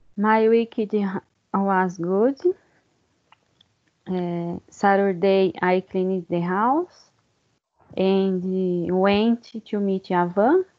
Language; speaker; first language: English; non-native, learner; Portuguese